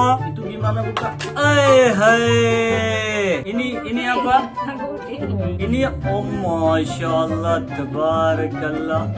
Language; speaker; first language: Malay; non-native, learner; Urdu